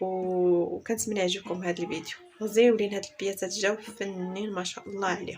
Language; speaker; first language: Arabic; native; Arabic